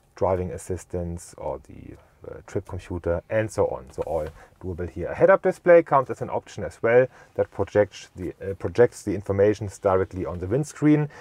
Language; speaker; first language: English; non-native, fluent; German